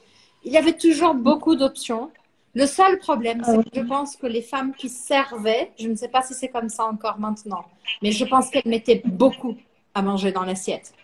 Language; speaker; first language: French; non-native, fluent; Portuguese